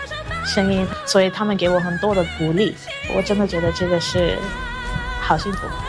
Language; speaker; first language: Chinese; non-native, fluent; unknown